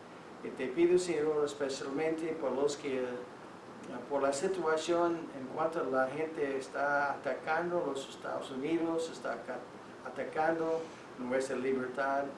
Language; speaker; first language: Spanish; non-native, fluent; English